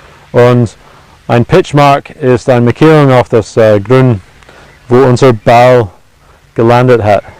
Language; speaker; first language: German; non-native, fluent; English